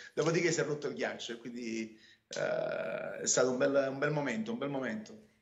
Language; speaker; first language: Italian; native; Italian